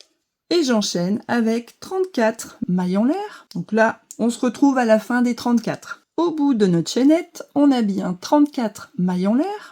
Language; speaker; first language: French; native; French